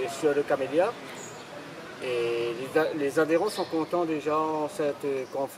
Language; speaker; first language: French; non-native, local second language; Réunion Creole French